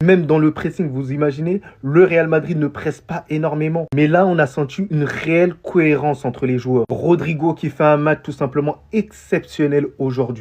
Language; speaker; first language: French; native; French